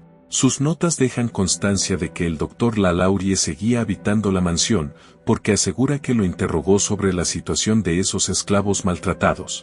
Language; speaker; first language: Spanish; native; Spanish